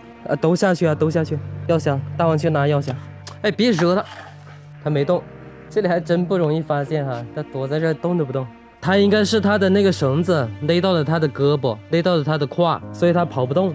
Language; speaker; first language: Chinese; native; Chinese